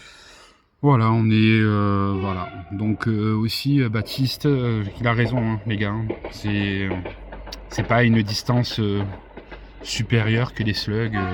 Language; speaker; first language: French; native; French